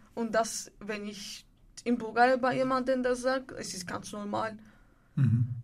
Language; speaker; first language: German; non-native, learner; Bulgarian